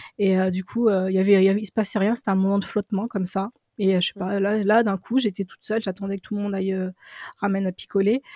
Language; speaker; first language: French; early bilingual, other home language; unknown